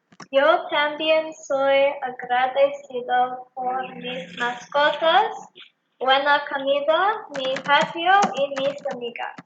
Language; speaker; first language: Spanish; non-native, learner; English